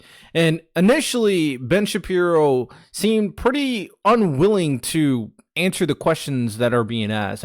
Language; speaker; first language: English; native; English